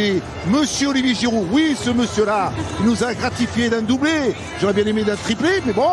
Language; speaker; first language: French; native; French